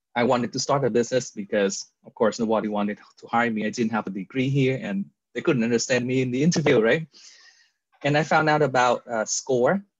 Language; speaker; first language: English; non-native, fluent; Vietnamese